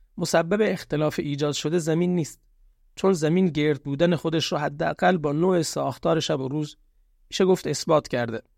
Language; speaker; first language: Persian; non-native, local second language; Baluchi